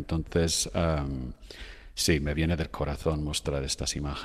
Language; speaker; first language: Spanish; non-native, fluent; French